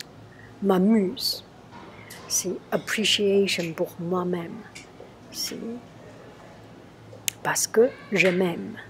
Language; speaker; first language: French; non-native, learner; Chinese